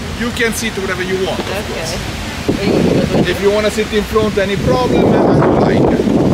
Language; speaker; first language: English; non-native, learner; Italian